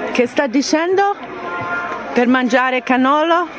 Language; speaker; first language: Italian; non-native, learner; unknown